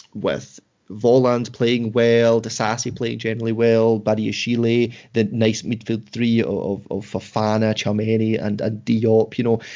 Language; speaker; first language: English; native; English